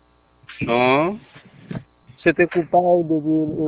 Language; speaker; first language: Spanish; non-native, learner; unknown